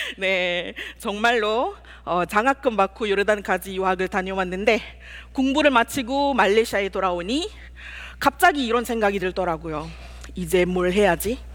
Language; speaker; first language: Korean; non-native, fluent; Malay